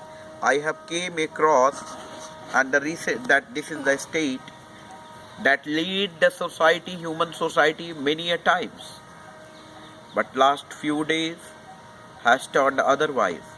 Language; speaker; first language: English; non-native, local second language; Hindi